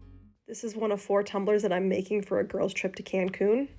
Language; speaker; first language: English; native; English